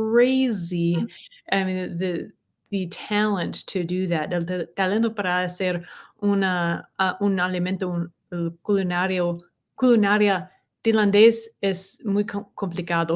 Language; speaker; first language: Spanish; non-native, learner; English